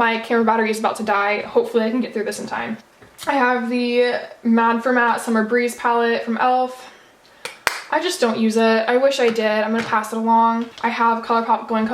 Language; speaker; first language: English; native; English